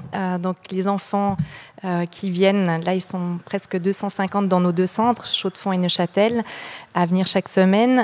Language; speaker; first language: French; native; French